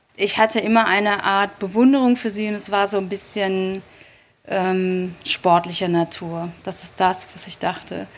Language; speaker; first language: German; native; German